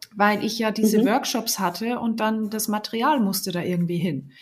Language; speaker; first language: German; native; German